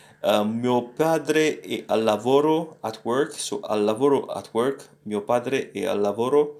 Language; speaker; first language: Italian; non-native, learner; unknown